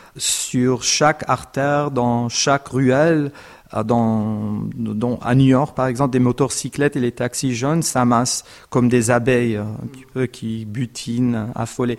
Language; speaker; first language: French; non-native, fluent; Armenian